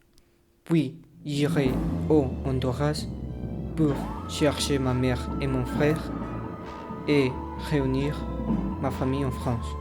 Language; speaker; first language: French; non-native, learner; Spanish